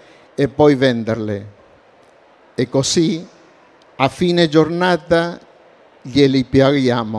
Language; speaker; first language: Italian; non-native, learner; Spanish